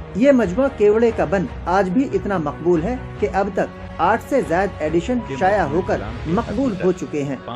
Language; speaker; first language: Urdu; native; Urdu